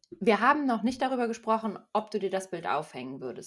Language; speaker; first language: German; native; German